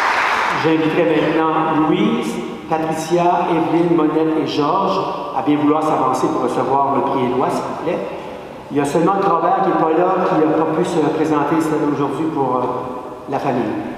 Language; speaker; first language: French; native; French